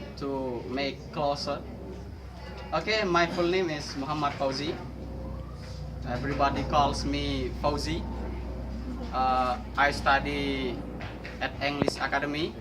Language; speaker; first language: English; non-native, learner; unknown